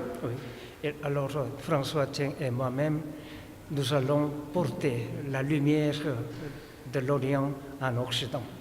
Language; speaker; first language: French; non-native, fluent; Korean